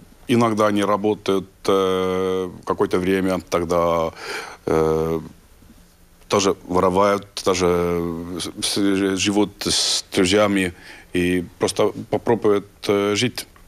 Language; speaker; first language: Russian; non-native, learner; Estonian